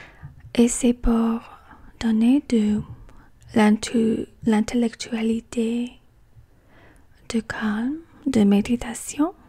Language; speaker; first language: French; non-native, learner; English